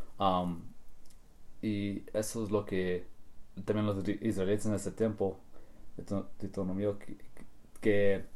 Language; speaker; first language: Spanish; early bilingual, heritage; Spanish